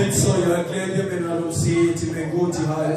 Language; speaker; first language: Swedish; non-native, learner; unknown